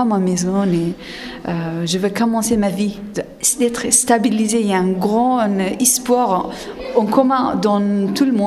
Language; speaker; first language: French; non-native, learner; Persian